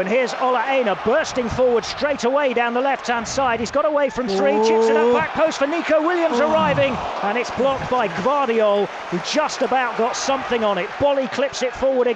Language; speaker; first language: English; native; English